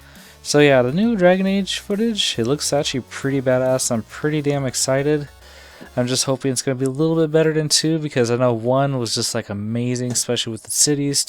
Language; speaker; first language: English; native; English